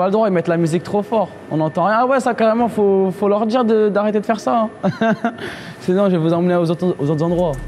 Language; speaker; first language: French; early bilingual, other home language; Portuguese